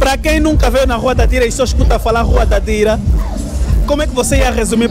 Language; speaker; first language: Portuguese; native; Portuguese